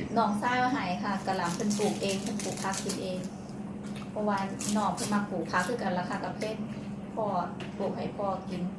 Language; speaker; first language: Thai; native; Thai